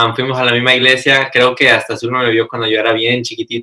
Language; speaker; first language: Spanish; early bilingual, heritage; Spanish